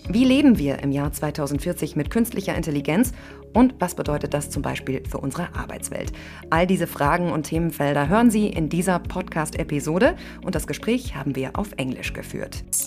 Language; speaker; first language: German; native; German